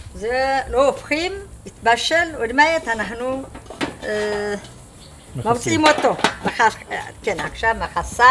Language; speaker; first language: Hebrew; non-native, fluent; Amharic